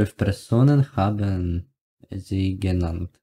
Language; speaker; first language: German; non-native, learner; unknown